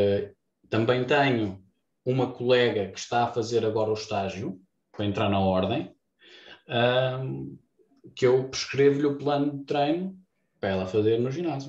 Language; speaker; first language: Portuguese; native; Portuguese